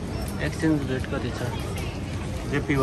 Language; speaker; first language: English; non-native, learner; Nepali